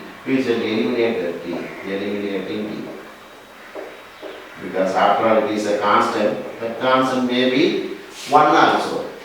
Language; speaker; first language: English; non-native, local second language; Tamil